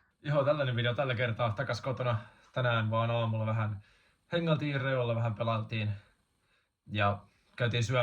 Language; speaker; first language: Finnish; native; Finnish